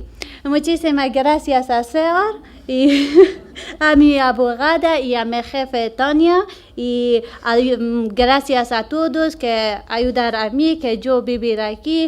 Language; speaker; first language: Spanish; non-native, learner; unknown